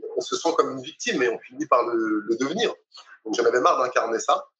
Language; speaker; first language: French; native; French